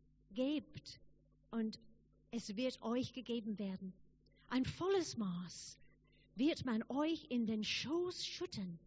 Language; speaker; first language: German; non-native, fluent; English